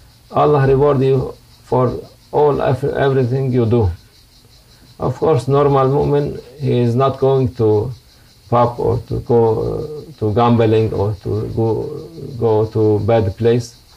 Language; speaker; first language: English; non-native, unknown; Turkish